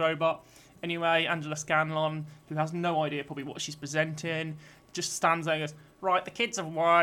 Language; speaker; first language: English; native; English